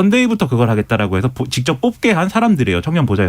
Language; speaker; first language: Korean; native; Korean